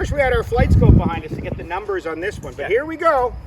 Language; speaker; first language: English; native; English